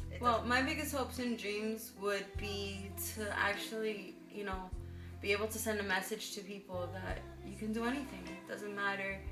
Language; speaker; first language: English; native; English